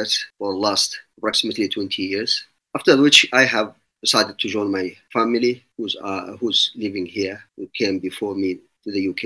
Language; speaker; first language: English; non-native, fluent; Arabic